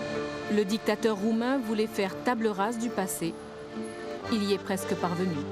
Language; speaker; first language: French; native; French